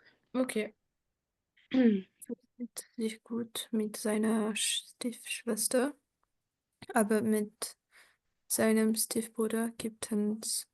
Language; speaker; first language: German; non-native, learner; French